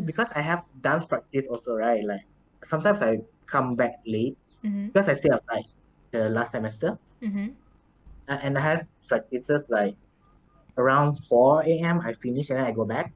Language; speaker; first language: English; non-native, local second language; Thai